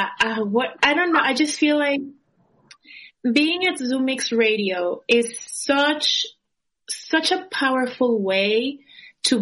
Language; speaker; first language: English; non-native, fluent; Spanish